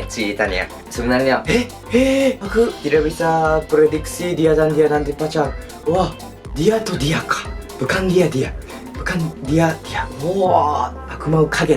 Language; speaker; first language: Indonesian; non-native, learner; Japanese